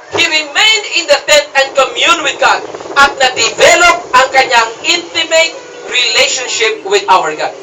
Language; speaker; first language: English; non-native, local second language; Cebuano